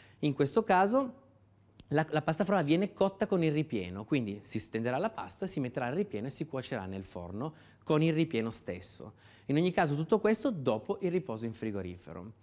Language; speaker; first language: Italian; native; Italian